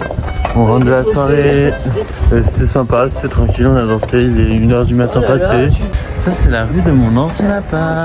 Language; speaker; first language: French; native; French